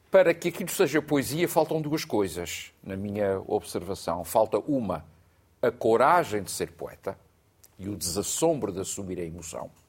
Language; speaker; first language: Portuguese; native; Portuguese